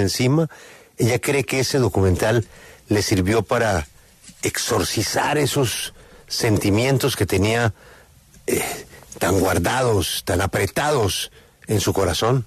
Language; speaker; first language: Spanish; native; Spanish